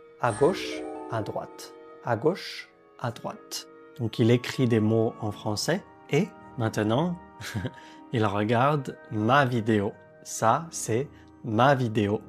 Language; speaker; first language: French; native; French